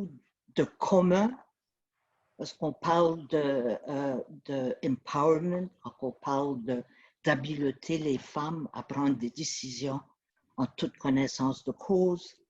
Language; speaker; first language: French; native; French